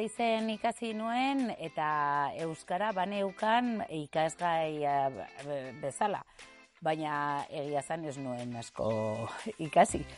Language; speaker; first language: Basque; non-native, local second language; Spanish